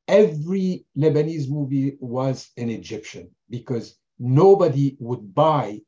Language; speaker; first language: English; non-native, fluent; German